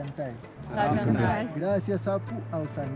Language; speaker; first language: Spanish; native; Spanish